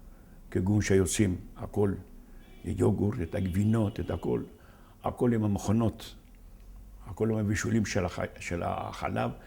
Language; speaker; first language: Hebrew; non-native, fluent; Ladino